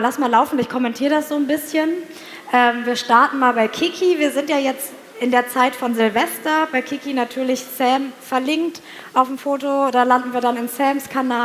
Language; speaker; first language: German; native; German